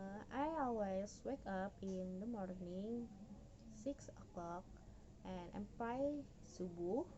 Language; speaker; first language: English; non-native, learner; Indonesian